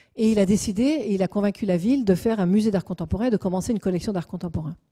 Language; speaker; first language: French; native; French